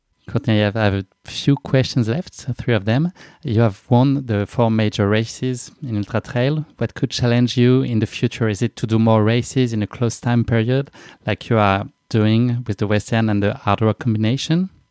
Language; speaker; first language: English; non-native, fluent; French